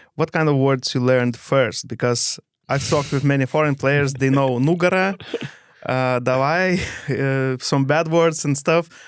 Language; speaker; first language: English; non-native, fluent; Lithuanian